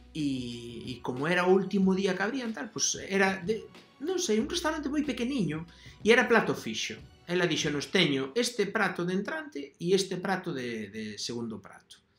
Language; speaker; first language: Galician; non-native, local second language; Spanish